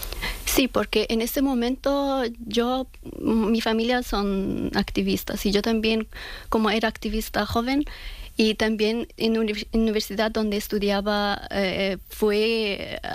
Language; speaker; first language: Spanish; non-native, learner; Persian